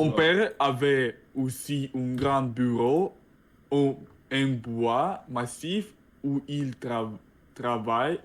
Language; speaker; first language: French; non-native, learner; Russian